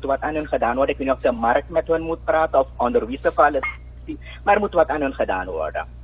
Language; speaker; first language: Dutch; native; Dutch